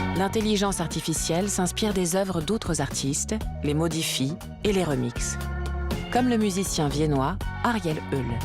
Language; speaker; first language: French; native; French